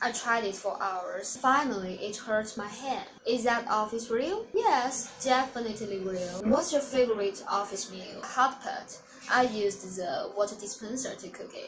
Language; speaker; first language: English; non-native, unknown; Chinese